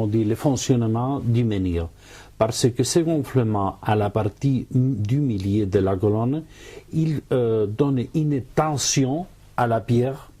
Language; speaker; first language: French; non-native, learner; Catalan